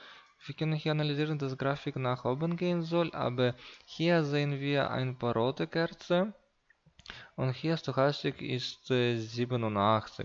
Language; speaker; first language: German; non-native, learner; Russian